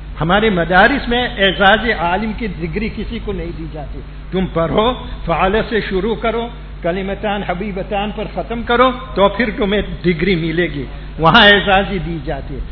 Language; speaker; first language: Urdu; non-native, fluent; Gujarati